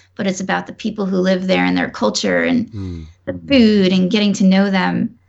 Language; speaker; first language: English; native; English